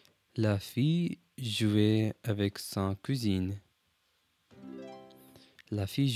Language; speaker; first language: French; non-native, learner; English